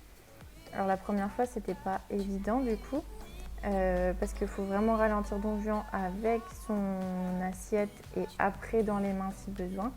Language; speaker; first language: French; native; French